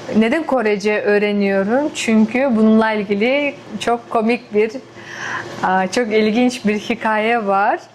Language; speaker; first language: Turkish; non-native, fluent; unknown